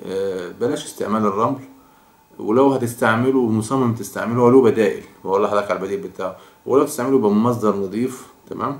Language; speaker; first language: Arabic; native; Arabic